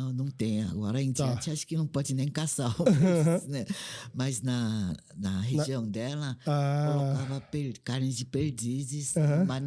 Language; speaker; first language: Portuguese; non-native, fluent; Korean